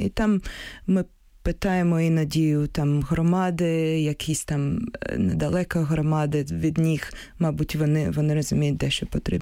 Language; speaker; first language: Ukrainian; non-native, local second language; Russian